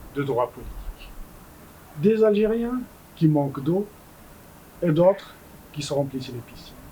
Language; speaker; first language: French; non-native, local second language; Kabyle